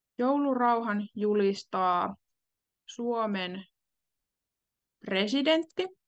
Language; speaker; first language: Finnish; native; Finnish